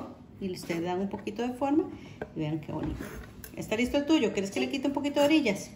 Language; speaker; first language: Spanish; native; Spanish